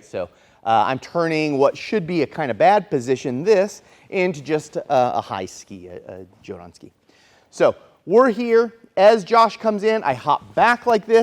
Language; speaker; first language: English; native; English